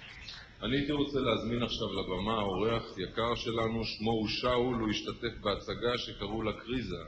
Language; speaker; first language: Hebrew; native; Hebrew